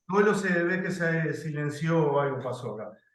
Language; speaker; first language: Spanish; native; Spanish